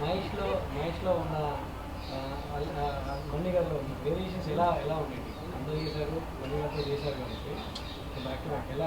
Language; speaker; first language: Telugu; native; Telugu